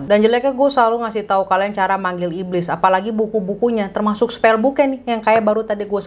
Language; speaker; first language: Indonesian; native; Indonesian